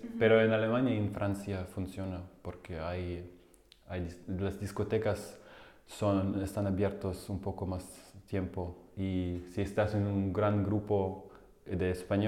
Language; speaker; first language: Spanish; non-native, fluent; German